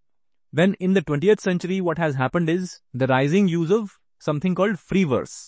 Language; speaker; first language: English; non-native, local second language; Hindi